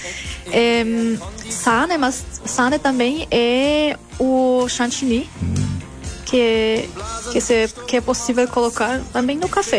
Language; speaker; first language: Portuguese; non-native, learner; German